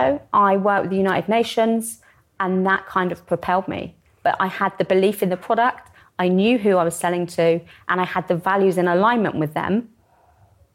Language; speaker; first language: English; native; English